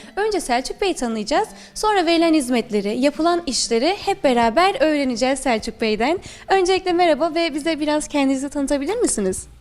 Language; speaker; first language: Turkish; native; Turkish